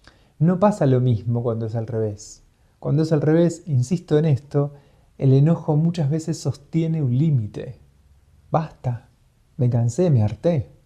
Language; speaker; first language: Spanish; native; Spanish